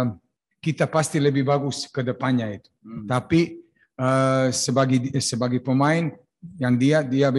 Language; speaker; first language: Indonesian; non-native, fluent; Serbian